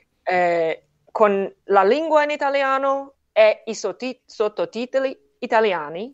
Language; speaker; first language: Italian; non-native, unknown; English